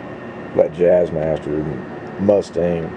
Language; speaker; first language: English; native; English